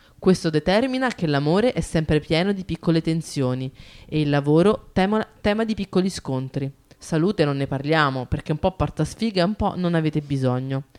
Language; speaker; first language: Italian; native; Italian